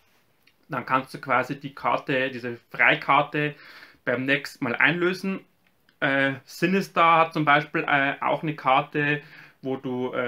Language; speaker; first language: German; native; German